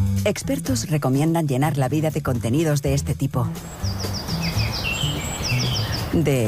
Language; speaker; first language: Spanish; native; Spanish